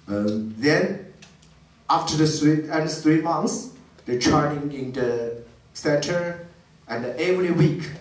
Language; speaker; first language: English; non-native, learner; Chinese